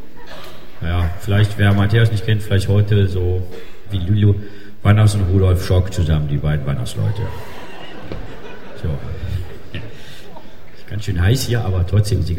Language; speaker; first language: German; native; German